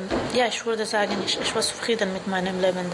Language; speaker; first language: German; non-native, fluent; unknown